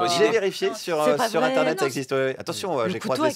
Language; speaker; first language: French; native; French